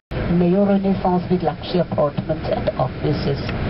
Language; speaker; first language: English; non-native, fluent; German